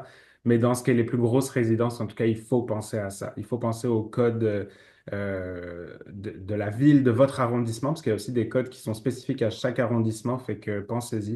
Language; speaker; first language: French; native; French